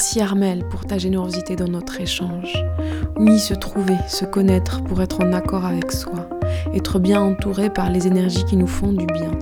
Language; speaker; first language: French; non-native, local second language; Arabic